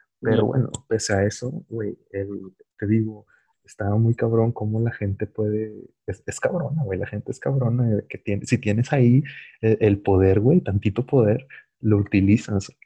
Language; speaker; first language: Spanish; native; Spanish